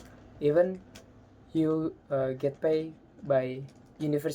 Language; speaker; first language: English; non-native, learner; Indonesian